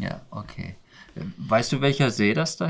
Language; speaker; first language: German; native; German